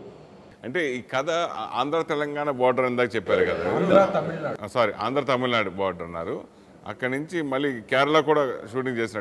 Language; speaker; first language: Telugu; native; Telugu